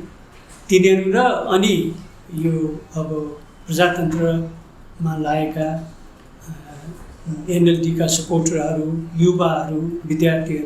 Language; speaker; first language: Nepali; native; Nepali